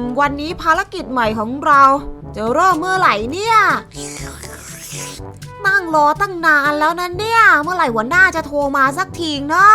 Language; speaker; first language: Thai; native; Thai